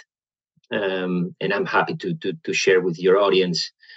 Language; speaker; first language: English; non-native, fluent; Spanish